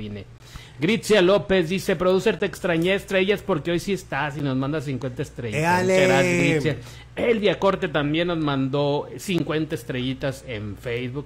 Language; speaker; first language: Spanish; native; Spanish